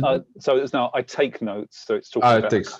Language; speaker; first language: English; native; English